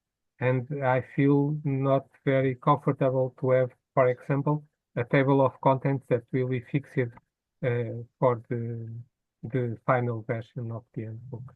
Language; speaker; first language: English; non-native, fluent; Portuguese